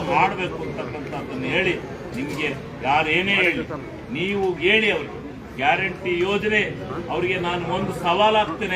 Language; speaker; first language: Kannada; native; Kannada